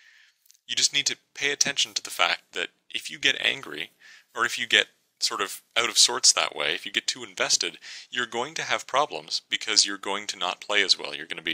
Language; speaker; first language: English; native; English